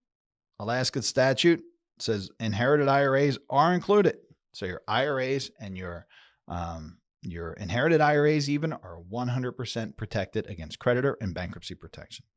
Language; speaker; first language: English; native; English